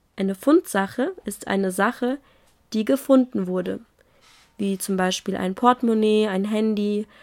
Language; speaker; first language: German; native; German